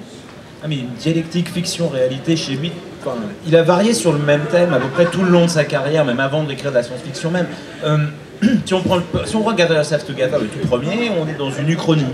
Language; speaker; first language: French; native; French